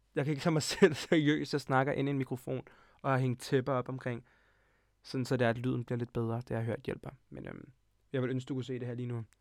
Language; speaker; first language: Danish; early bilingual, other home language; Serbian